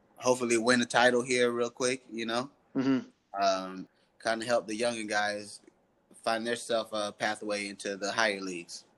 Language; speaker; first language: English; early bilingual, other home language; French